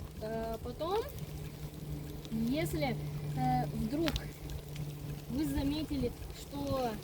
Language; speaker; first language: Russian; early bilingual, other home language; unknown